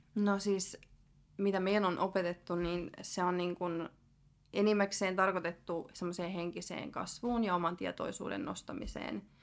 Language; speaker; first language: Finnish; early bilingual, other home language; Russian